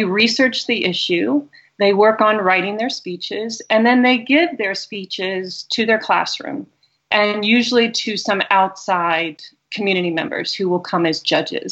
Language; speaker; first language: English; native; English